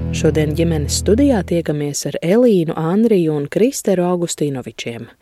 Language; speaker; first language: Latvian; native; Latvian